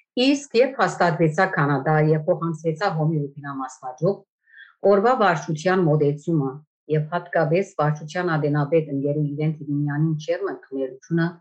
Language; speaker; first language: Armenian; native; Armenian